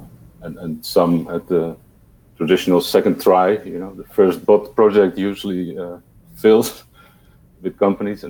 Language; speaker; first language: English; non-native, fluent; Dutch